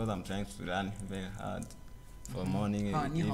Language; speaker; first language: English; non-native, learner; Kinyarwanda